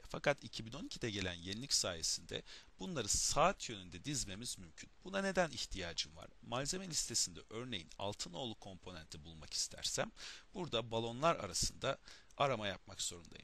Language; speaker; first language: Turkish; native; Turkish